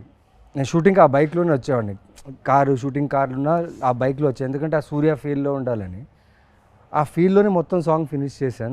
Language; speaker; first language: Telugu; native; Telugu